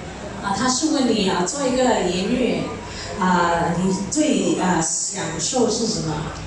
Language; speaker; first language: Chinese; early bilingual, heritage; Chinese